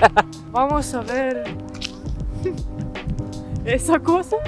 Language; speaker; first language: Spanish; non-native, learner; Estonian